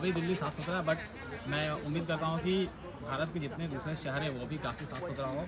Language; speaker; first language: Hindi; native; Hindi